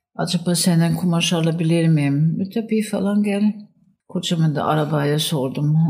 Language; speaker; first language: Turkish; non-native, fluent; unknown